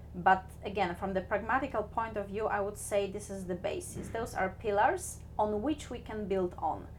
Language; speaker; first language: English; non-native, fluent; Polish